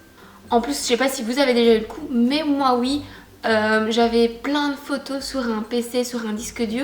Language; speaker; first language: French; native; French